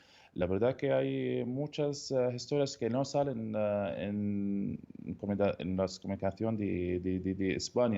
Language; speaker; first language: Spanish; non-native, learner; Arabic